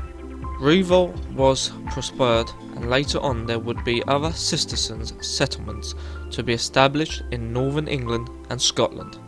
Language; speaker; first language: English; non-native, fluent; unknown